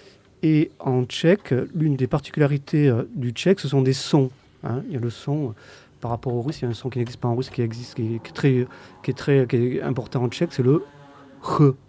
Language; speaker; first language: French; native; French